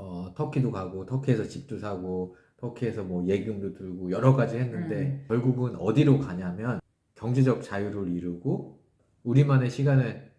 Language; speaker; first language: Korean; native; Korean